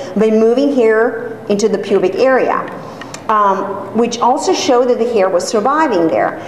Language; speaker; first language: English; non-native, fluent; Serbian